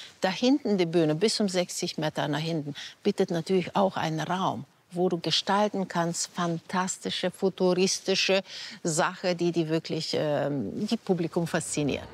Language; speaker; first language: German; non-native, fluent; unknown